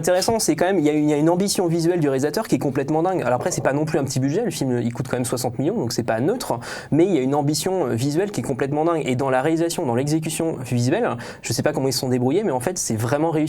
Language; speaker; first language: French; native; French